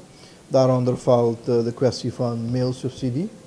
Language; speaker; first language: Dutch; native; Dutch